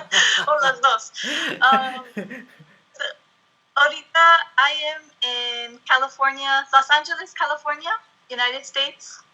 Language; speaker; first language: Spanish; early bilingual, heritage; English